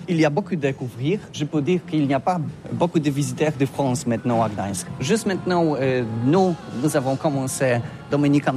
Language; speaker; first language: French; non-native, learner; Polish